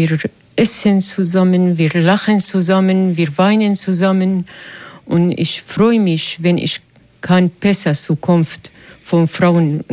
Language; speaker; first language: German; non-native, learner; Arabic